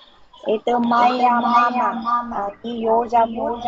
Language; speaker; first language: Russian; non-native, learner; Vietnamese